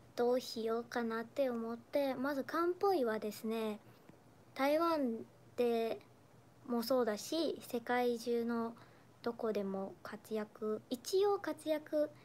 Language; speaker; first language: Japanese; non-native, fluent; Chinese